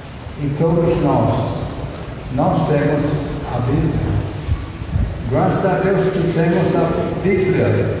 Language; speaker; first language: Portuguese; non-native, fluent; English